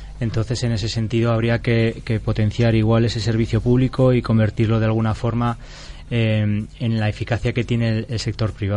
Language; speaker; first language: Spanish; native; Spanish